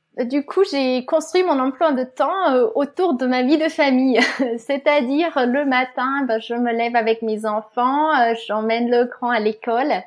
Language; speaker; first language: French; non-native, fluent; German